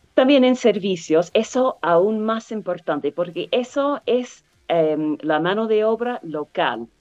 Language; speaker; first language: Spanish; non-native, fluent; English